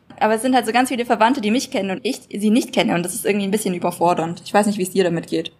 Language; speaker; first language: German; early bilingual, other home language; Vietnamese